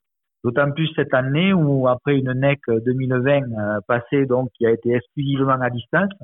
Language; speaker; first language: French; native; French